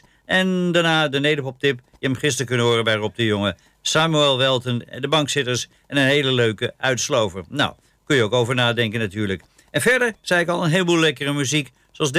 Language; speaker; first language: Dutch; native; Dutch